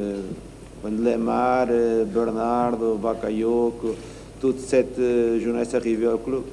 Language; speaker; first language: French; non-native, learner; Portuguese